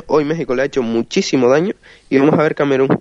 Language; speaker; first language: Spanish; native; Spanish